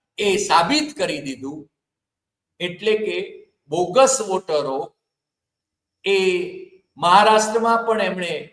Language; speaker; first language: Gujarati; native; Gujarati